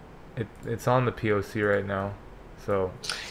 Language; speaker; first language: English; native; English